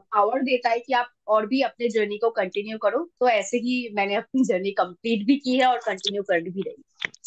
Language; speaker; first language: Hindi; non-native, local second language; Bangla